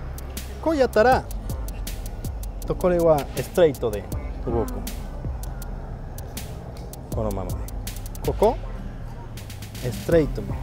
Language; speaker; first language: Japanese; non-native, learner; Spanish